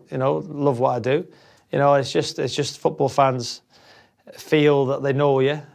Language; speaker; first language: English; native; English